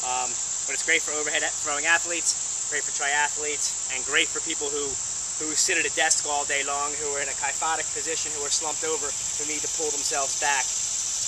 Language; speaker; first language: English; native; English